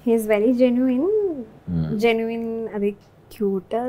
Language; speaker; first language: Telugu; non-native, learner; Malayalam